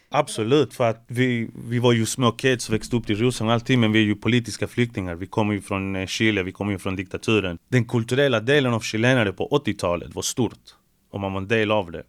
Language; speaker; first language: Swedish; early bilingual, other home language; Spanish